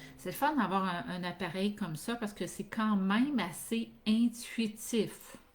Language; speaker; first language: French; native; French